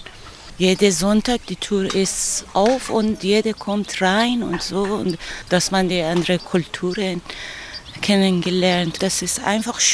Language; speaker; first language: German; non-native, learner; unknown